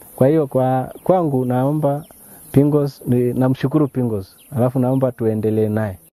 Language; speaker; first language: Swahili; non-native, local second language; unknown